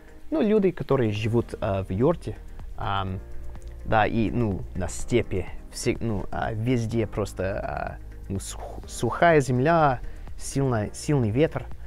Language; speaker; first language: Russian; non-native, learner; English